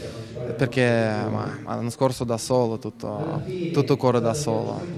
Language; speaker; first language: Italian; non-native, learner; Russian